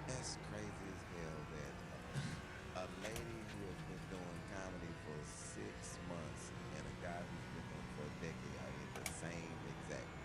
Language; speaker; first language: English; native; English